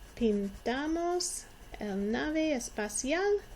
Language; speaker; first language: Spanish; non-native, learner; English